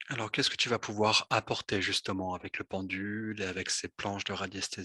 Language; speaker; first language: French; native; French